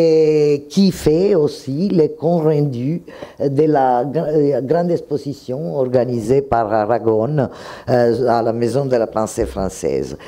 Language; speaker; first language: French; non-native, fluent; Italian